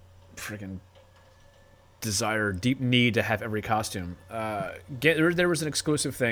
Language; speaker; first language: English; native; English